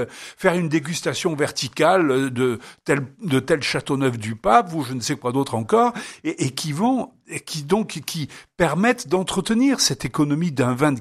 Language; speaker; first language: French; native; French